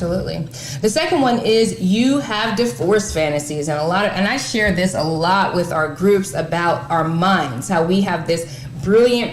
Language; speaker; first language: English; native; English